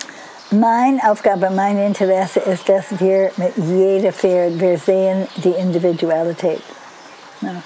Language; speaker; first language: German; non-native, fluent; English